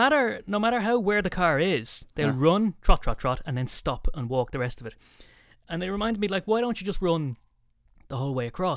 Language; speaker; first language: English; native; English